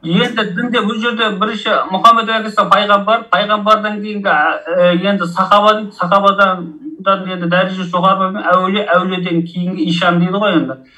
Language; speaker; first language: Kazakh; early bilingual, heritage; Kazakh